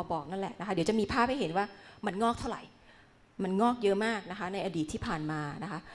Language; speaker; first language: Thai; native; Thai